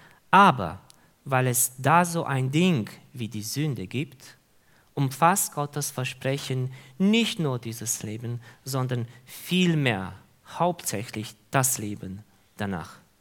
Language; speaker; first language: German; non-native, fluent; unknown